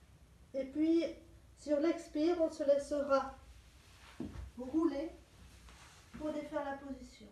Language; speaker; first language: French; native; French